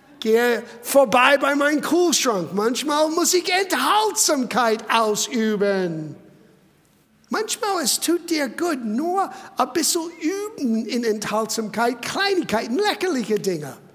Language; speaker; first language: German; non-native, fluent; English